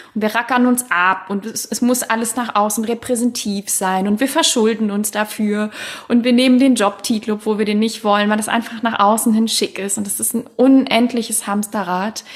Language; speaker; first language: German; non-native, fluent; Swedish